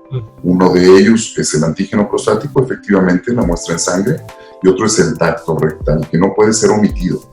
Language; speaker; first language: Spanish; native; Spanish